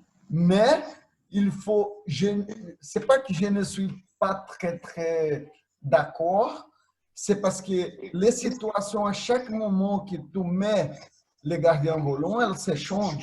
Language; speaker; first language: French; non-native, fluent; Portuguese